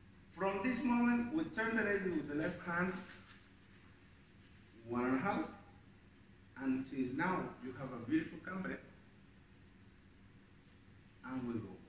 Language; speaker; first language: English; non-native, learner; Spanish